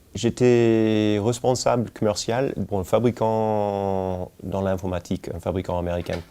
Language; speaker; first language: French; non-native, fluent; English